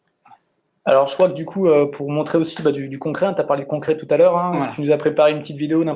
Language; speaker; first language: French; native; French